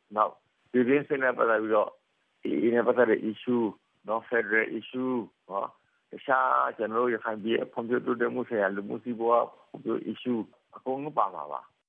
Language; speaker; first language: Burmese; native; Burmese